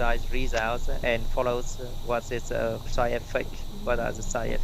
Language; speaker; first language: English; non-native, learner; Vietnamese